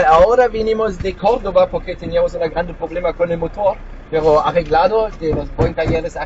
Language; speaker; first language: Spanish; non-native, learner; German